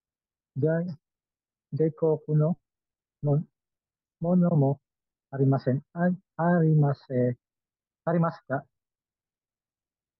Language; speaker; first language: Japanese; non-native, learner; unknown